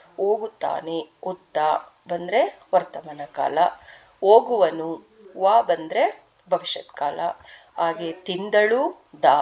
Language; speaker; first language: Kannada; native; Kannada